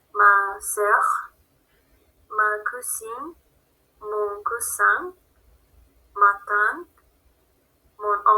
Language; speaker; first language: French; non-native, learner; Spanish